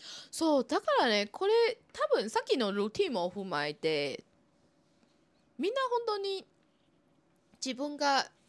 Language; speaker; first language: Japanese; non-native, fluent; Chinese